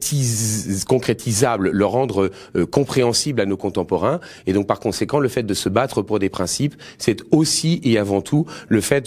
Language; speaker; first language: French; native; French